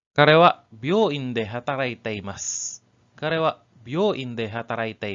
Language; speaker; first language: Japanese; non-native, learner; English